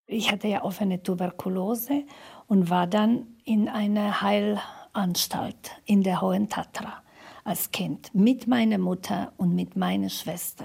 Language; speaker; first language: German; non-native, fluent; Slovak